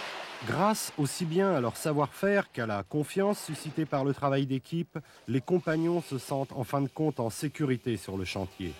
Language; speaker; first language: French; native; French